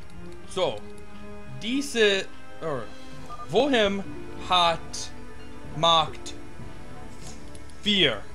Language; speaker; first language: German; non-native, learner; English